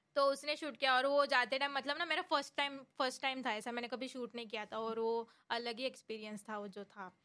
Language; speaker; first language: Hindi; non-native, local second language; Marathi